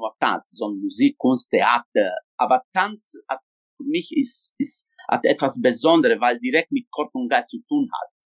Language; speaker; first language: German; non-native, fluent; Italian